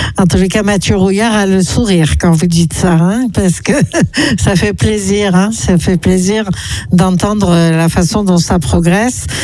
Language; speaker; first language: French; native; French